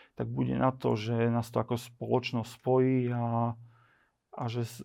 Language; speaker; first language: Slovak; native; Slovak